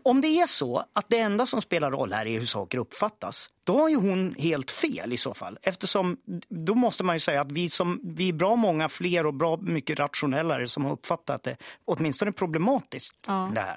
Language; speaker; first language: Swedish; native; Swedish